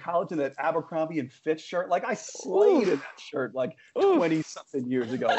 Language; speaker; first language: English; native; English